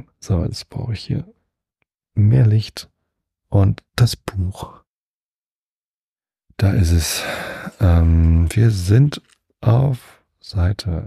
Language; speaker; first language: German; native; German